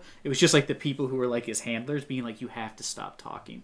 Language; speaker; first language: English; native; English